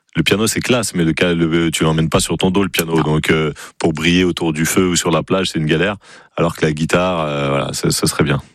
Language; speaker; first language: French; native; French